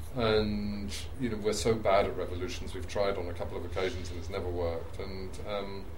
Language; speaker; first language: English; native; English